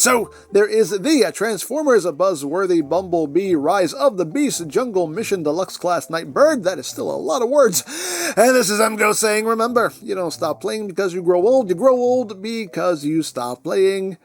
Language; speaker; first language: English; native; English